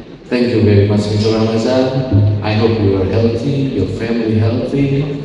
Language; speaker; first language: English; non-native, fluent; Indonesian